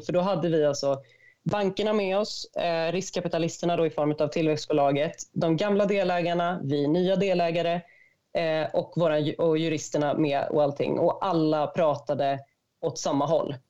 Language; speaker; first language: Swedish; native; Swedish